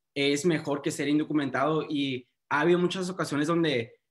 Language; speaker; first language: Spanish; early bilingual, heritage; Spanish